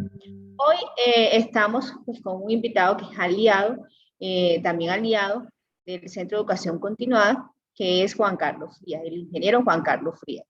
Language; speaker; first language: Spanish; native; Spanish